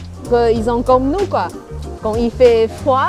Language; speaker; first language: French; non-native, fluent; Chinese